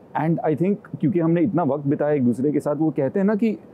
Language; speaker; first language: Hindi; native; Hindi